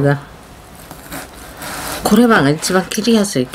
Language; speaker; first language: Japanese; native; Japanese